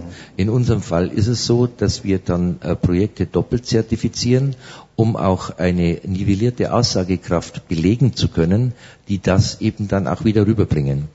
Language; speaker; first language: German; native; German